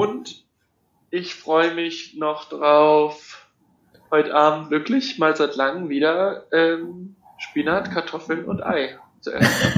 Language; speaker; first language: German; native; German